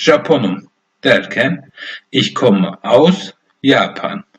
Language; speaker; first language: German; non-native, fluent; Turkish